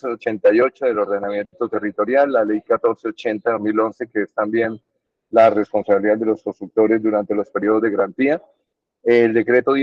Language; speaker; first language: Spanish; native; Spanish